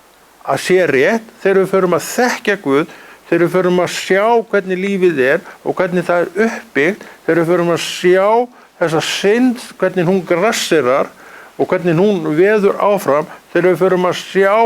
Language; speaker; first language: Icelandic; native; Icelandic